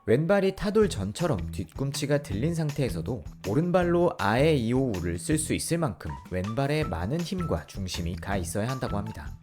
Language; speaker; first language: Korean; native; Korean